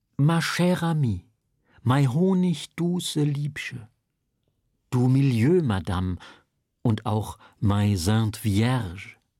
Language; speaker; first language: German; native; German